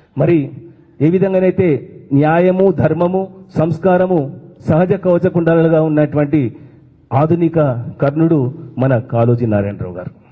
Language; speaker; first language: Telugu; native; Telugu